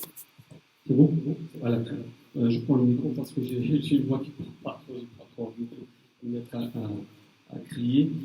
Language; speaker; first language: French; native; French